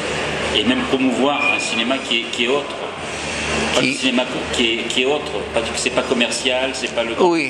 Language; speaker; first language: French; native; French